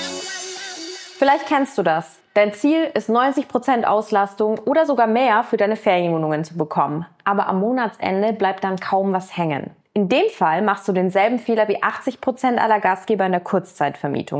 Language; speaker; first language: German; native; German